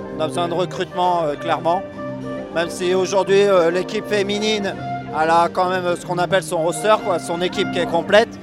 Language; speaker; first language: French; native; French